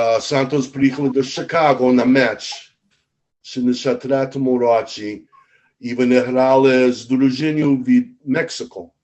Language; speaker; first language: Ukrainian; early bilingual, heritage; Ukrainian